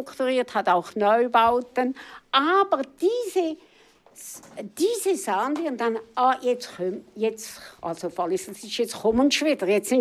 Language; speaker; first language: German; native; German